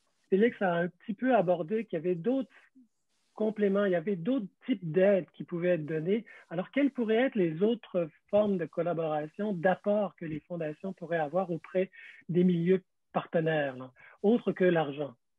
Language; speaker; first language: French; native; French